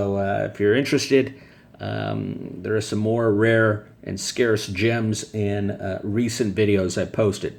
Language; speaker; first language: English; native; English